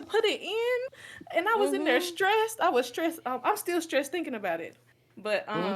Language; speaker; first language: English; native; English